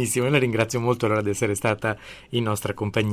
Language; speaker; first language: Italian; native; Italian